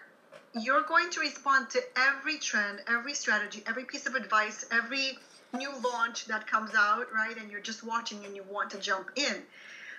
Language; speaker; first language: English; non-native, fluent; Ukrainian